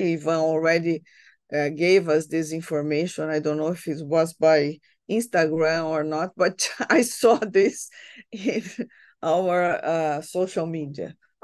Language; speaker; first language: English; non-native, fluent; Portuguese